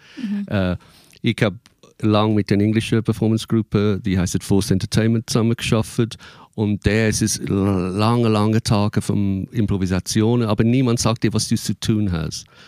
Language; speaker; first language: German; non-native, fluent; English